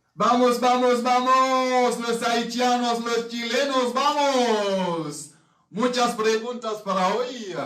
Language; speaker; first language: Spanish; non-native, learner; Haitian Creole